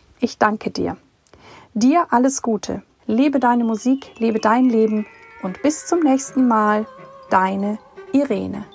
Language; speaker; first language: German; native; German